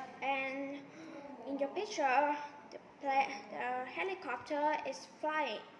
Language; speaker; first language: English; non-native, learner; Vietnamese